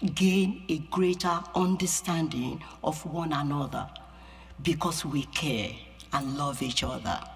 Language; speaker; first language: English; non-native, local second language; Yoruba